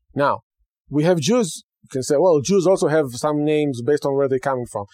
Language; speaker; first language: English; non-native, fluent; Hebrew